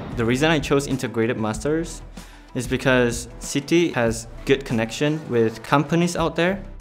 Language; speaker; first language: English; non-native, local second language; Chinese